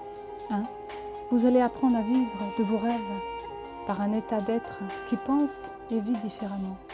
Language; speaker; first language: French; native; French